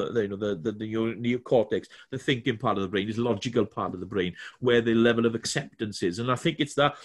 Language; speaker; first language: English; native; English